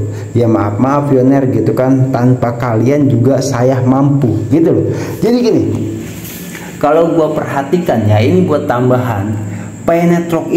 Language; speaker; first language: Indonesian; native; Indonesian